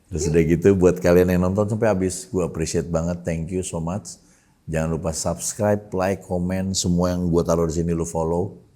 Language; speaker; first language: Indonesian; native; Indonesian